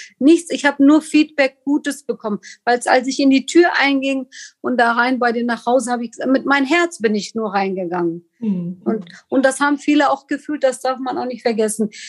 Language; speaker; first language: German; non-native, fluent; Kurdish